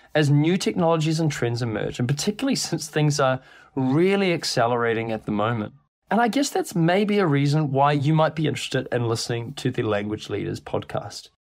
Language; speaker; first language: English; native; English